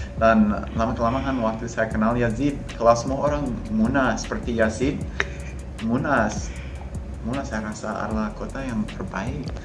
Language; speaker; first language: Indonesian; non-native, fluent; English